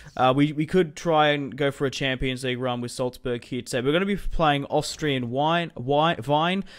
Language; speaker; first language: English; native; English